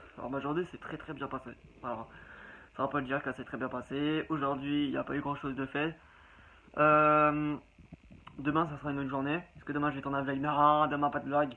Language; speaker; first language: French; native; French